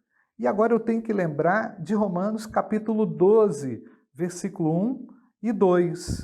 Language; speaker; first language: Portuguese; native; Portuguese